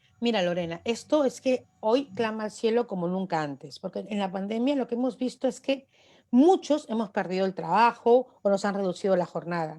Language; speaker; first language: Spanish; native; Spanish